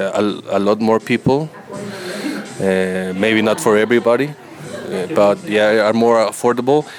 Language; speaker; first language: English; non-native, learner; Spanish